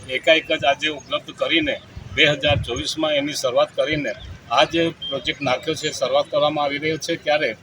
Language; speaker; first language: Gujarati; non-native, local second language; Gamit